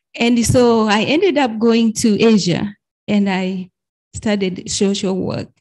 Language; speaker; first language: English; non-native, fluent; Arabic